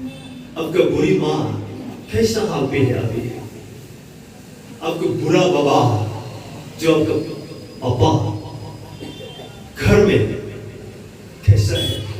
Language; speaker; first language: Hindi; non-native, local second language; Bodo